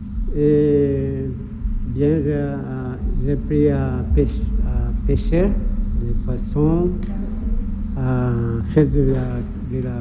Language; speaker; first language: French; non-native, learner; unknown